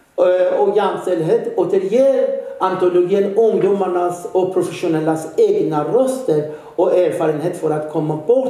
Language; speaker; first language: Swedish; non-native, fluent; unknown